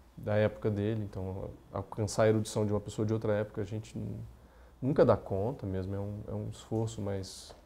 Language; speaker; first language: Portuguese; native; Portuguese